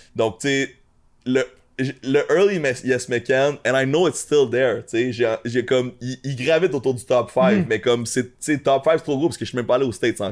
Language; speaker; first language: French; native; French